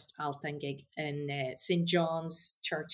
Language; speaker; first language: English; native; English